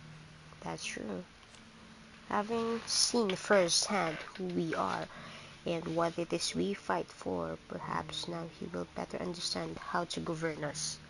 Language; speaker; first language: English; non-native, local second language; Filipino